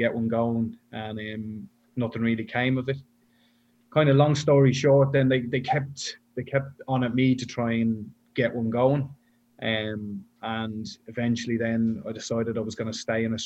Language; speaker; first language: English; native; English